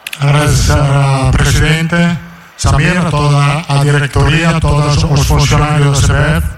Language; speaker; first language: Spanish; non-native, fluent; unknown